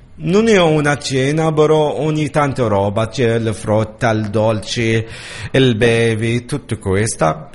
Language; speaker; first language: Italian; non-native, learner; Arabic